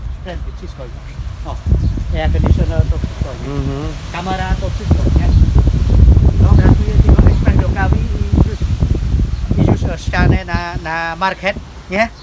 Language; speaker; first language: Polish; non-native, learner; Khmer